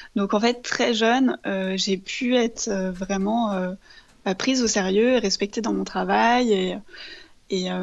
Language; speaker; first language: French; native; French